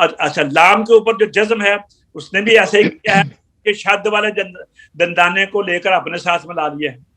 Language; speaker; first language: Urdu; non-native, local second language; Punjabi